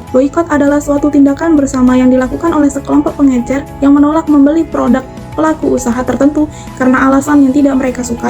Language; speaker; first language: Indonesian; native; Indonesian